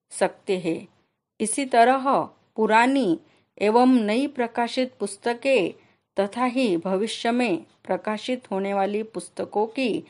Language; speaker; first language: Hindi; non-native, local second language; Marathi